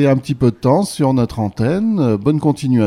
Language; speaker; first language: French; native; French